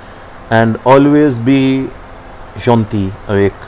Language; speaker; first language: French; non-native, learner; Hindi